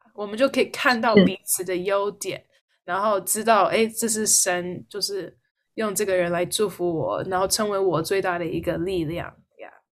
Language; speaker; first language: Chinese; early bilingual, heritage; Chinese